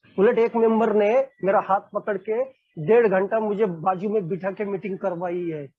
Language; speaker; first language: Hindi; non-native, local second language; Marathi